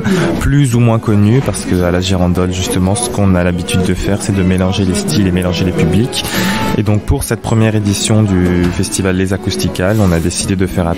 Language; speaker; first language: French; native; French